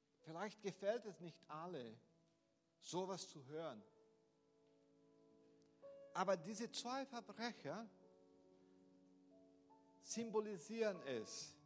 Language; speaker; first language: German; non-native, fluent; Portuguese